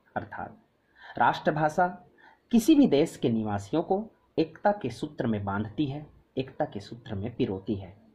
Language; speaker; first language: Hindi; native; Hindi